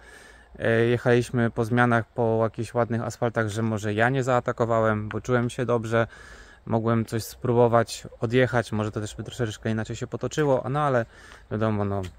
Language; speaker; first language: Polish; native; Polish